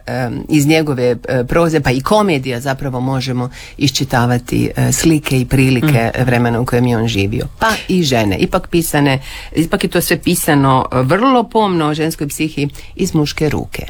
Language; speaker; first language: Serbian; native; Serbian